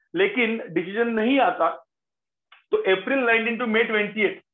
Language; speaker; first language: Hindi; non-native, local second language; Marathi